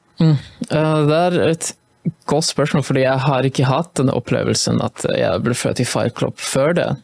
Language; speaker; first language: Norwegian; non-native, fluent; Polish